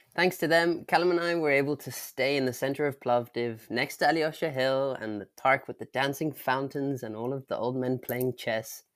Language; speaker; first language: English; native; English